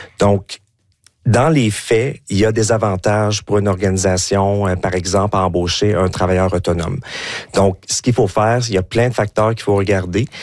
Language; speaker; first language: French; native; French